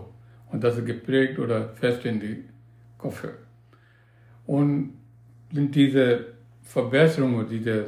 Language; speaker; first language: German; non-native, learner; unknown